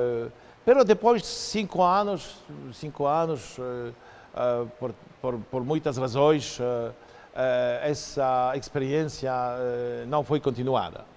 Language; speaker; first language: Portuguese; non-native, fluent; Polish